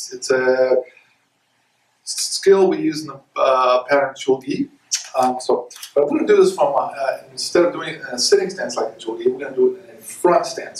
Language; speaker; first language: English; native; English